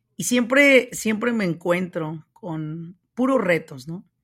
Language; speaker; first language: Spanish; native; Spanish